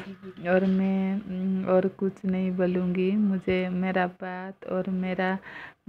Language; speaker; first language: Hindi; non-native, local second language; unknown